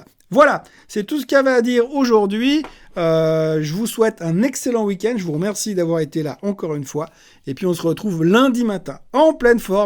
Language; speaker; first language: French; native; French